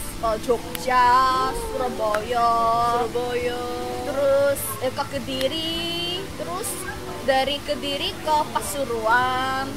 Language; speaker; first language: Indonesian; non-native, fluent; Korean